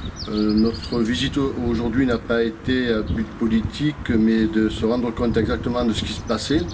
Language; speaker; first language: French; native; French